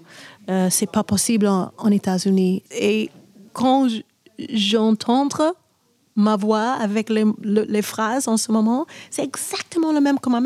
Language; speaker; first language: French; non-native, learner; English